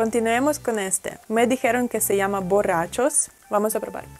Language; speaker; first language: Spanish; non-native, fluent; Russian